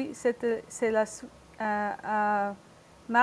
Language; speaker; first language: French; non-native, learner; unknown